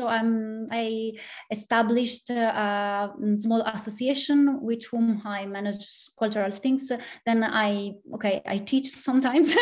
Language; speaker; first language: English; non-native, fluent; Italian